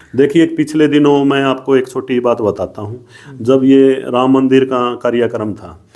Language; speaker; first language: Hindi; native; Hindi